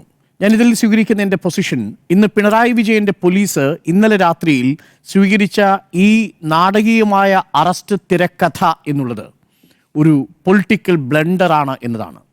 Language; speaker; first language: Malayalam; native; Malayalam